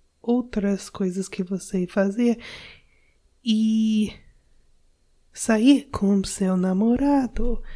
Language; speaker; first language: Portuguese; non-native, learner; English